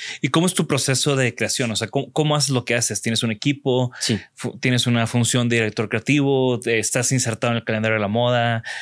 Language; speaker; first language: Spanish; native; Spanish